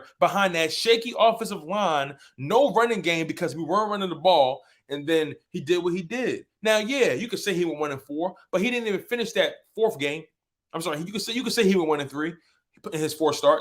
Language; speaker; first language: English; native; English